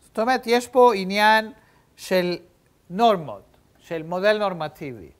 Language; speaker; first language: Hebrew; native; Hebrew